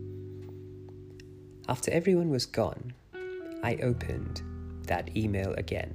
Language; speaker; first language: English; non-native, local second language; Hindi